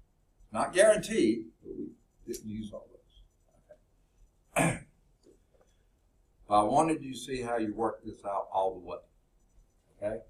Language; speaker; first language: English; native; English